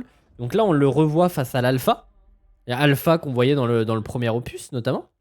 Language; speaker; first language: French; native; French